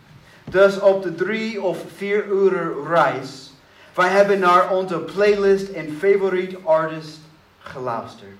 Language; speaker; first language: Dutch; non-native, learner; English